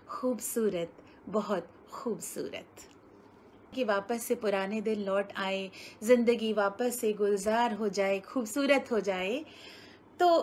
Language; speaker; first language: Hindi; native; Hindi